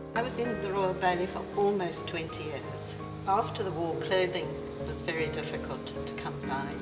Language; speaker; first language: English; native; English